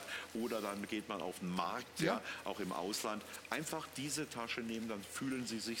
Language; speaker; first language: German; native; German